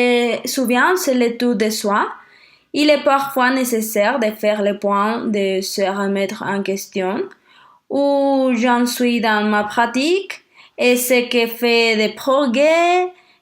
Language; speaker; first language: French; non-native, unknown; Spanish